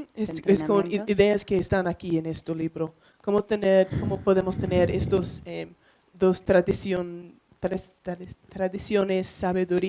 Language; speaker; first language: Spanish; non-native, learner; English